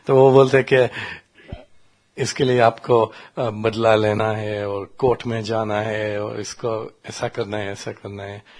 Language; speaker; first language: Hindi; non-native, learner; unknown